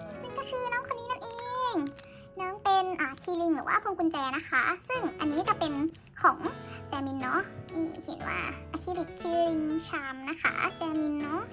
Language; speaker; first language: Thai; native; Thai